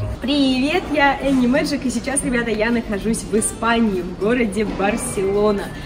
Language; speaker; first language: Russian; native; Russian